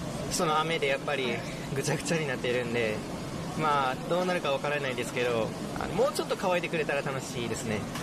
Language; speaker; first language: Japanese; early bilingual, heritage; Japanese